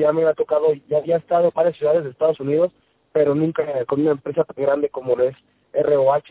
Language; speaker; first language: Spanish; native; Spanish